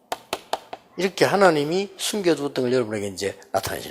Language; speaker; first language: Korean; native; Korean